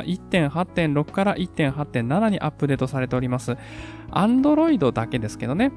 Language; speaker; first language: Japanese; native; Japanese